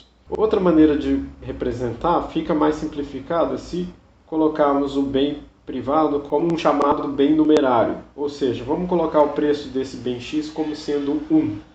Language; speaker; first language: Portuguese; native; Portuguese